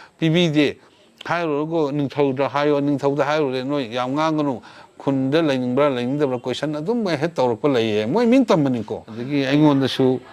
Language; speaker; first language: Manipuri; non-native, local second language; Thado Chin